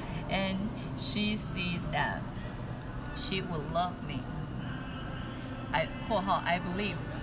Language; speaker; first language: English; non-native, fluent; Chinese